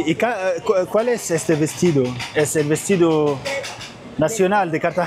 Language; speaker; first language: Spanish; non-native, learner; Arabic